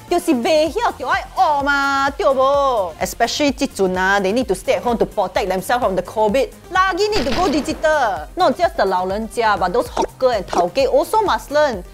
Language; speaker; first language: English; non-native, local second language; Chinese